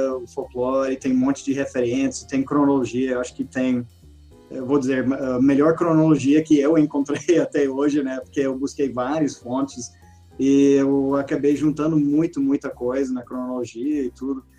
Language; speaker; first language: Portuguese; non-native, fluent; English